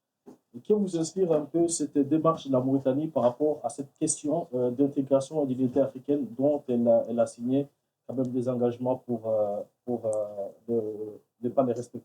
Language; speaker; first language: French; non-native, local second language; Wolof